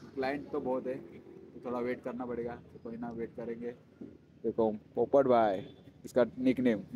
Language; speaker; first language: Hindi; non-native, local second language; Marathi